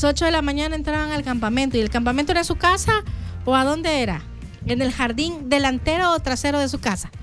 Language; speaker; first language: Spanish; native; Spanish